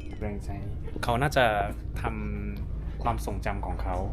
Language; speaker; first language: Thai; non-native, fluent; Korean